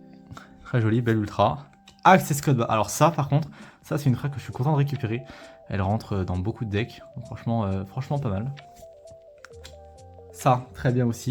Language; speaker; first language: French; native; French